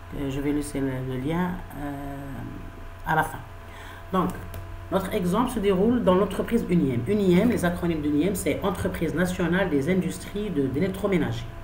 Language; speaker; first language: French; non-native, local second language; Arabic